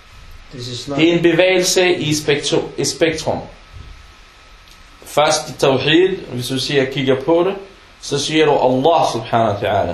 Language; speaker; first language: Danish; non-native, fluent; Arabic